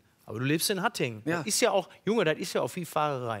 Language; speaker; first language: German; native; German